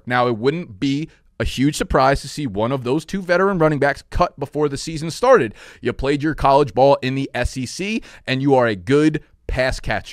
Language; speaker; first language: English; native; English